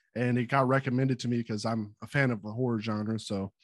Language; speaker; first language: English; native; English